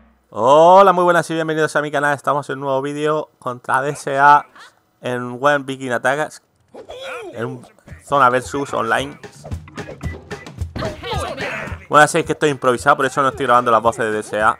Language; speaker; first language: Spanish; native; Spanish